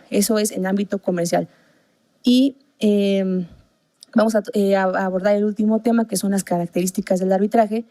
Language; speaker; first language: Spanish; native; Spanish